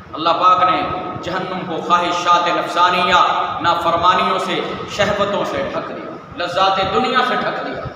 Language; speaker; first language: Urdu; non-native, local second language; Punjabi